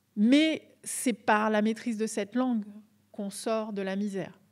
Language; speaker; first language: French; native; French